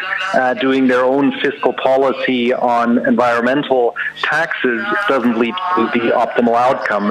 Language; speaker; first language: English; non-native, fluent; German